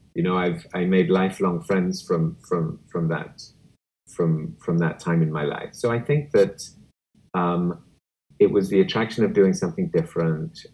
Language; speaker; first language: English; native; English